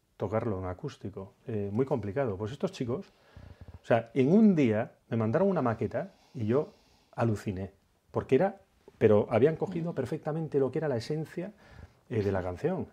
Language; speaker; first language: Spanish; native; Spanish